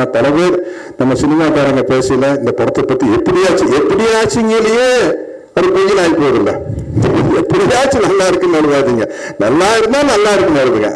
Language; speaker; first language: Tamil; native; Tamil